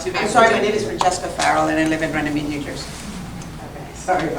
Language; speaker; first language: English; early bilingual, other home language; Italian